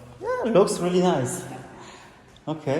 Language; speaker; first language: English; non-native, learner; Polish